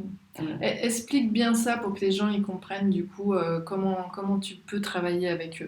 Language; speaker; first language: French; native; French